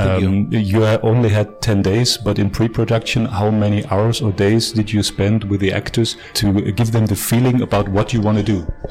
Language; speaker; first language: English; non-native, fluent; German